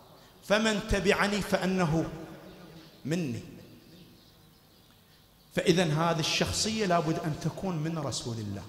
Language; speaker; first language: Arabic; native; Arabic